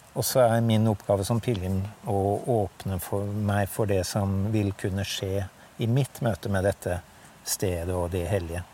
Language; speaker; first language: Norwegian; native; Norwegian